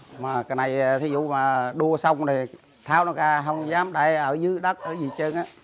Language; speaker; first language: Vietnamese; non-native, local second language; Khmer